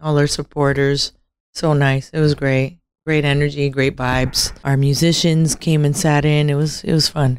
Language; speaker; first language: English; native; English